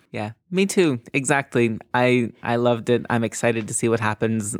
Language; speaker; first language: English; native; English